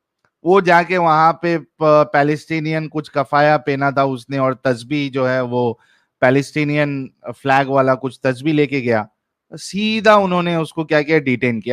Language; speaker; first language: Hindi; native; Hindi